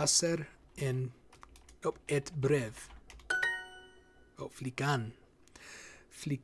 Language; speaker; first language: Swedish; non-native, learner; English